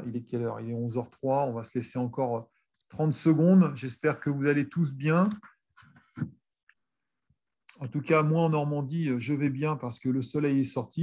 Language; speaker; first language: French; native; French